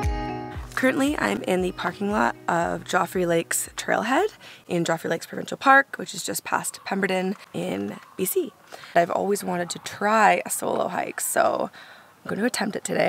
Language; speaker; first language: English; native; English